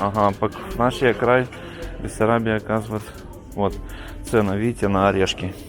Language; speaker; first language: Bulgarian; early bilingual, heritage; Russian